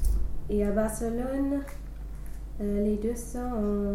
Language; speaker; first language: French; non-native, fluent; English